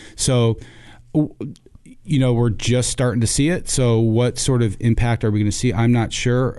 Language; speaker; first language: English; native; English